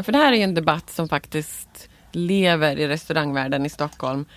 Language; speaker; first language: Swedish; native; Swedish